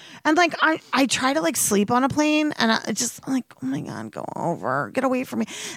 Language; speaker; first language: English; native; English